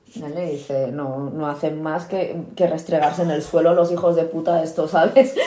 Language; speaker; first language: Spanish; early bilingual, other home language; Korean